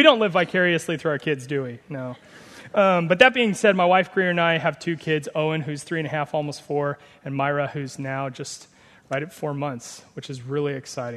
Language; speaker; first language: English; native; English